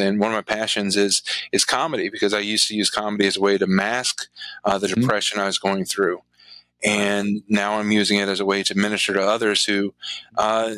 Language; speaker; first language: English; native; English